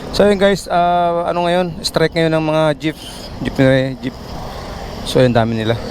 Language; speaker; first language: Filipino; non-native, local second language; Bikol